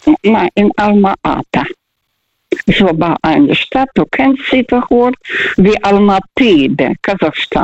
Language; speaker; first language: German; non-native, fluent; Russian